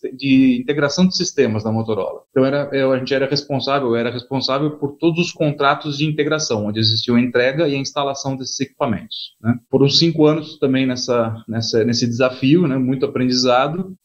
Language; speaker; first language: Portuguese; native; Portuguese